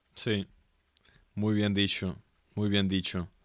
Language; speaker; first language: Spanish; non-native, fluent; Dutch